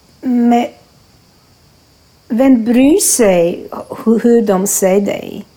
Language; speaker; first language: Swedish; non-native, fluent; Croatian